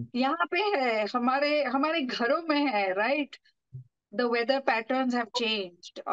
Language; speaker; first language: Hindi; non-native, local second language; Marathi